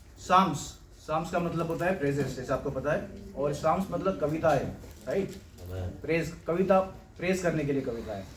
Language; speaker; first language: Hindi; non-native, local second language; Marathi